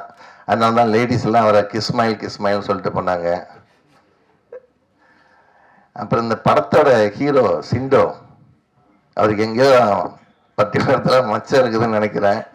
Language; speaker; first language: Tamil; native; Tamil